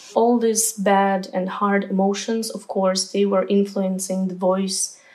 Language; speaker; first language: English; non-native, fluent; Ukrainian